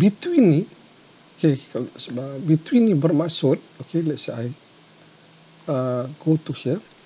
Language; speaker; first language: English; non-native, local second language; Malay